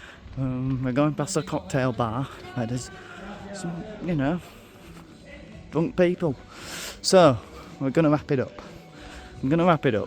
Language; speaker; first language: English; native; English